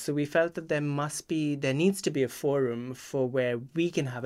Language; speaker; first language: English; non-native, local second language; Hindi